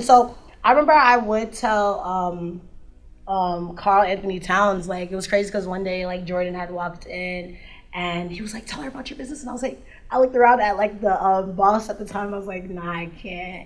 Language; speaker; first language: English; native; English